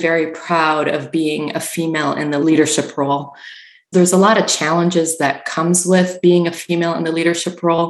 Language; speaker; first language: English; native; English